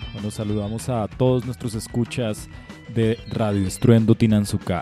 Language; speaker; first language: Spanish; native; Spanish